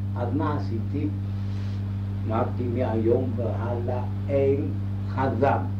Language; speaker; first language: Hebrew; non-native, fluent; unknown